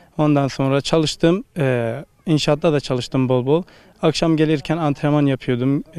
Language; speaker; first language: Turkish; native; Turkish